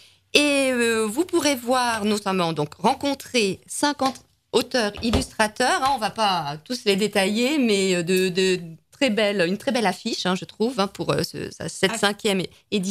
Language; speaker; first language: French; native; French